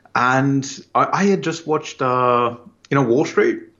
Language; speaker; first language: English; native; English